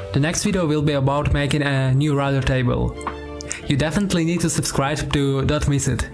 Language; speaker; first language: English; non-native, learner; Ukrainian